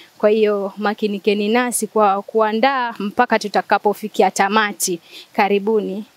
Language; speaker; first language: Swahili; native; Swahili